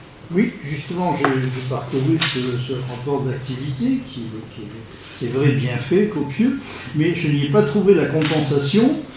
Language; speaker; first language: French; native; French